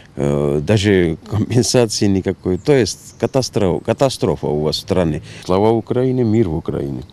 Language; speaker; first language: Russian; non-native, local second language; Georgian